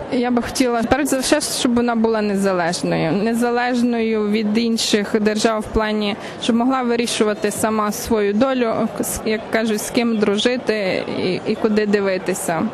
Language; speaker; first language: Ukrainian; native; Ukrainian